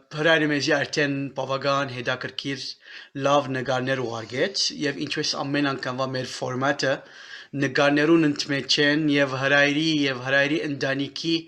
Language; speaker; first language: Armenian; native; Armenian